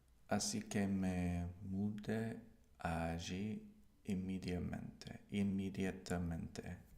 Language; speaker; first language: Spanish; non-native, learner; English